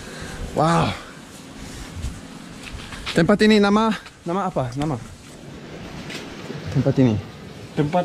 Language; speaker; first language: Indonesian; non-native, learner; English